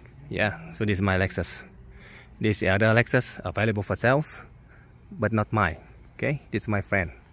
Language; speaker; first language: English; non-native, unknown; Vietnamese